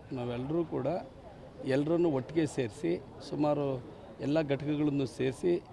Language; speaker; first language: Kannada; native; Kannada